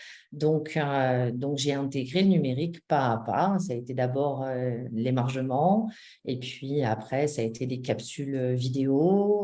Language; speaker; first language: French; native; French